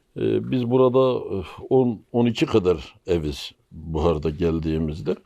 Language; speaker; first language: Turkish; native; Turkish